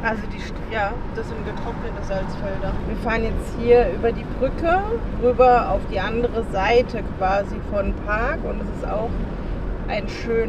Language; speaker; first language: German; native; German